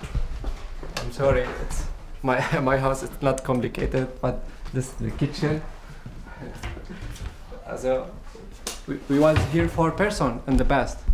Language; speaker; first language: English; non-native, learner; Arabic